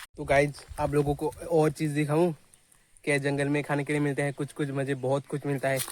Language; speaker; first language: Hindi; non-native, local second language; Marathi